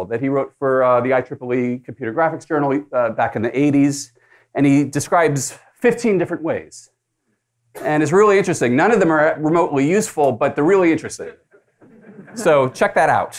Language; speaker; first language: English; native; English